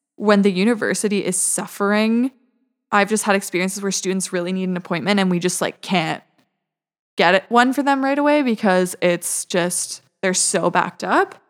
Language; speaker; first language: English; native; English